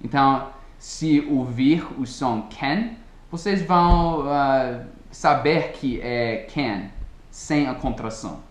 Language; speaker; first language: Portuguese; non-native, fluent; English